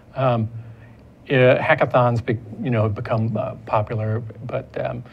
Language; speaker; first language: English; native; English